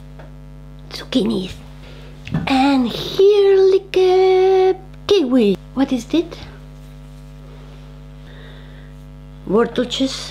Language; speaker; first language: Dutch; non-native, fluent; Spanish